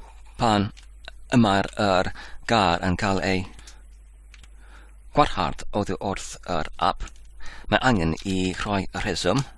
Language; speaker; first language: Welsh; non-native, learner; Polish